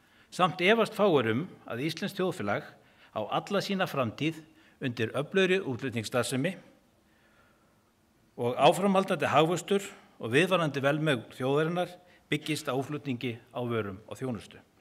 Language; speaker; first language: Icelandic; native; Icelandic